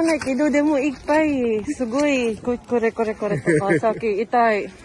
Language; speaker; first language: Japanese; non-native, learner; Filipino